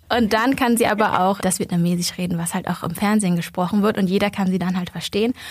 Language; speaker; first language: German; early bilingual, other home language; Vietnamese